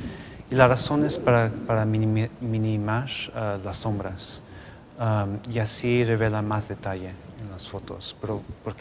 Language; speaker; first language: Spanish; non-native, local second language; English